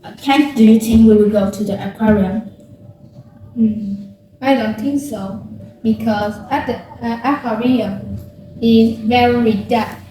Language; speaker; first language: English; non-native, learner; Vietnamese